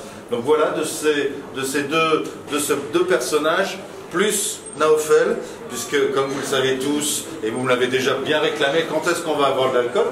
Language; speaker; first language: French; native; French